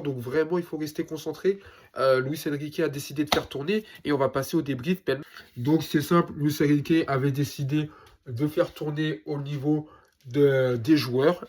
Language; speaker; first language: French; native; French